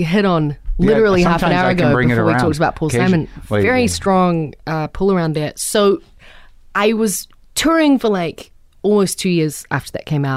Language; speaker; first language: English; native; English